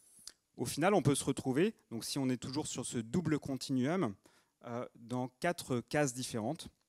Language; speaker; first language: French; native; French